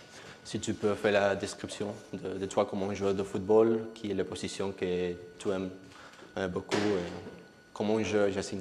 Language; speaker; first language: French; non-native, learner; Spanish